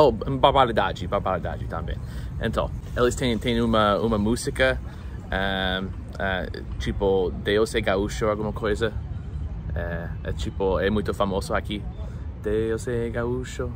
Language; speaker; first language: Portuguese; non-native, fluent; English